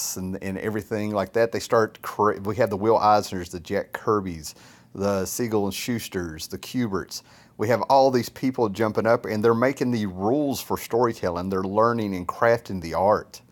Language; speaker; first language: English; native; English